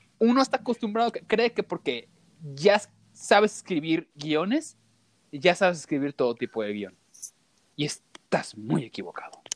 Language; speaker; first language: Spanish; native; Spanish